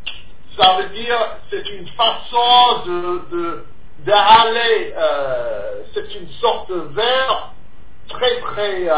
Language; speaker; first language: French; non-native, fluent; English